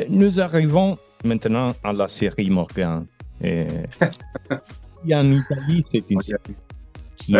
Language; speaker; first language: French; non-native, learner; Italian